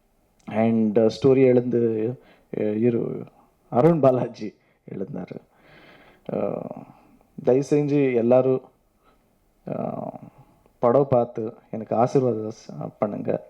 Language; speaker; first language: Tamil; non-native, learner; Kannada